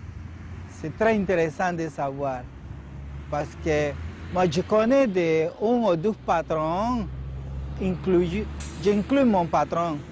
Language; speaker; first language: French; non-native, learner; Spanish